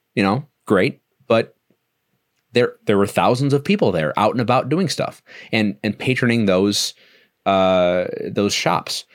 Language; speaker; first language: English; native; English